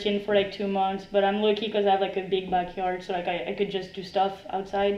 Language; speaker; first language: English; non-native, fluent; French